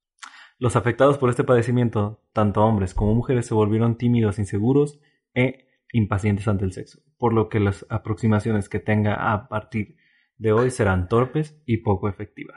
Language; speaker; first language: Spanish; native; Spanish